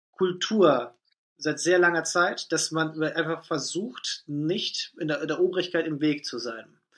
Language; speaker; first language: German; non-native, fluent; Russian